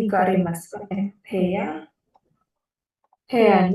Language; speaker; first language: Japanese; non-native, learner; Indonesian